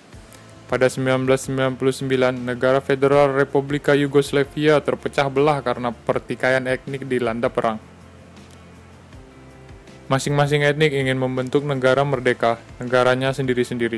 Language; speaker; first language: Indonesian; native; Indonesian